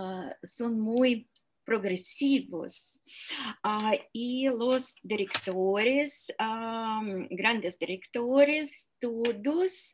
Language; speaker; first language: Spanish; non-native, fluent; Russian